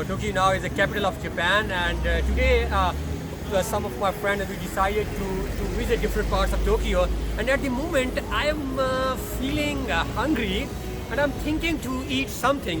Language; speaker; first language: English; non-native, learner; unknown